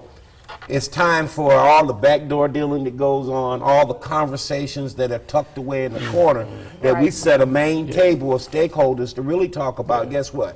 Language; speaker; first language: English; native; English